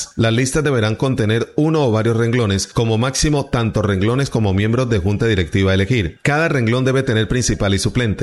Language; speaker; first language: Spanish; native; Spanish